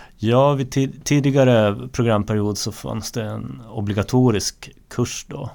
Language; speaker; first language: Swedish; native; Swedish